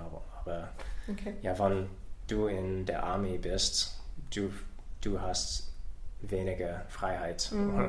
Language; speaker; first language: German; non-native, learner; English